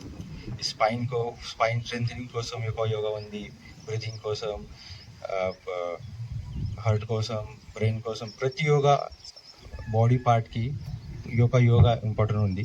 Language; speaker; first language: Telugu; non-native, learner; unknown